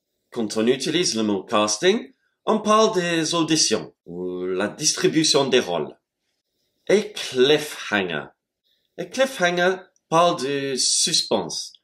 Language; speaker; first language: French; non-native, fluent; English